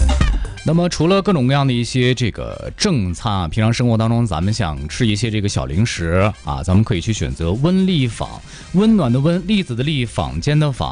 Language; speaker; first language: Chinese; native; Chinese